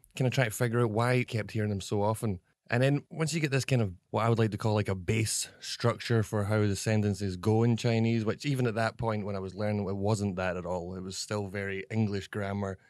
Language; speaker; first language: English; native; English